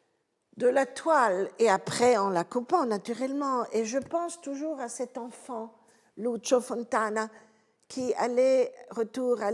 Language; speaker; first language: French; non-native, fluent; Italian